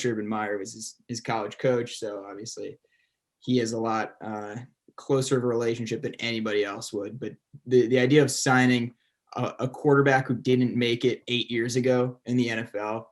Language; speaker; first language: English; native; English